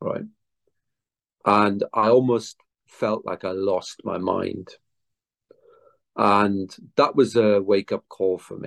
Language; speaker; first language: English; native; English